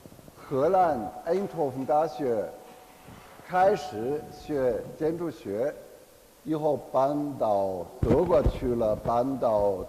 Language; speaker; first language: Chinese; non-native, fluent; German